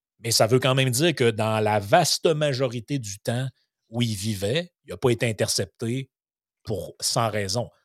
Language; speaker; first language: French; native; French